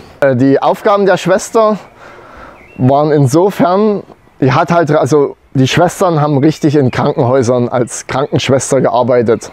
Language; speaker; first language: German; native; German